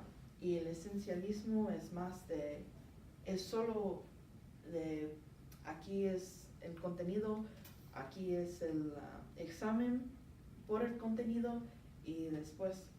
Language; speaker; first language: Spanish; non-native, learner; English